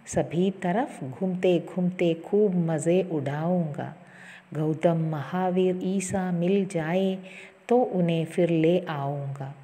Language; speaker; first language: Hindi; non-native, local second language; Malayalam